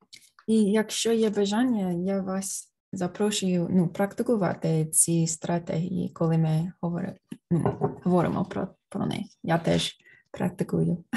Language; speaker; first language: Ukrainian; early bilingual, heritage; Ukrainian